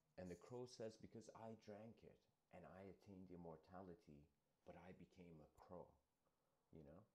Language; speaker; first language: English; native; English